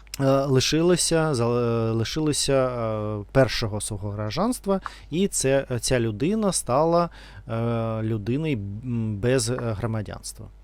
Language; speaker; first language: Ukrainian; non-native, learner; Russian